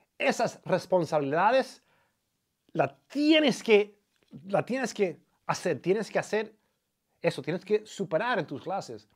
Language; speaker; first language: Spanish; non-native, fluent; English